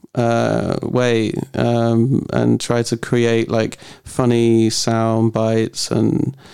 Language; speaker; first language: English; native; English